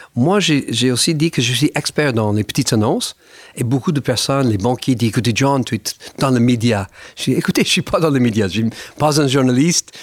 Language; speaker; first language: French; non-native, fluent; English